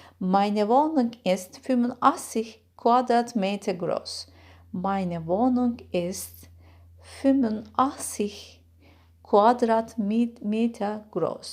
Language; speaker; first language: German; non-native, fluent; Turkish